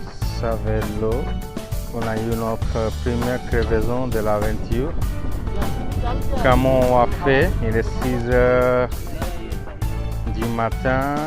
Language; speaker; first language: French; non-native, fluent; Hindi